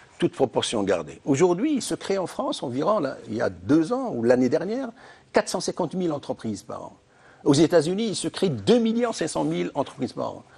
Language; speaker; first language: French; non-native, local second language; Arabic